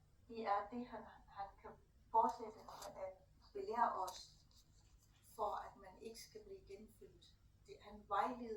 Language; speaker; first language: Danish; non-native, fluent; Thai